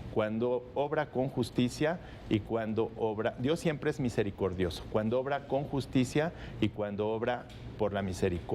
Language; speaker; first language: Spanish; native; Spanish